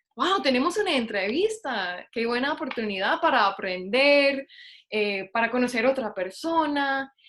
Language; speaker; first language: Spanish; non-native, fluent; English